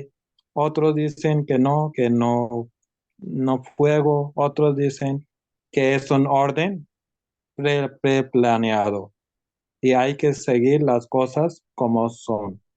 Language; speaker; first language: Spanish; non-native, learner; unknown